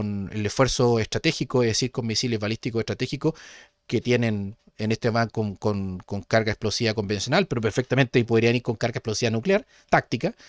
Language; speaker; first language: Spanish; native; Spanish